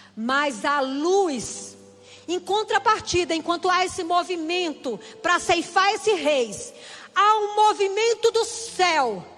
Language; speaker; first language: Portuguese; native; Portuguese